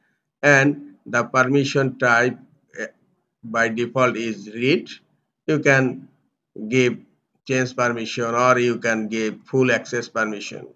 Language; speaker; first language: English; non-native, local second language; Bangla